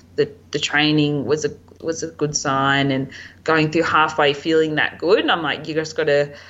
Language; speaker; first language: English; native; English